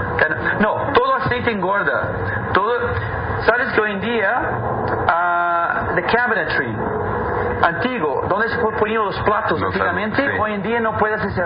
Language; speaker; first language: Spanish; non-native, fluent; Portuguese